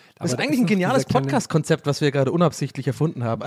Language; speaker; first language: German; native; German